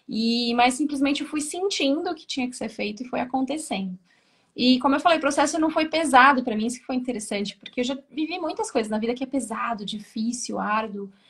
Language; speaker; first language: Portuguese; native; Portuguese